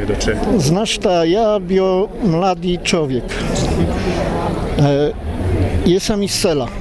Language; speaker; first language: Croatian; non-native, learner; Polish